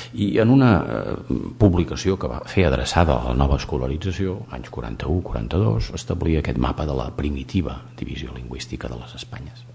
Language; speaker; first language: Catalan; native; Catalan